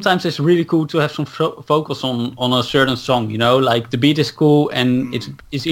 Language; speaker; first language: English; non-native, fluent; Dutch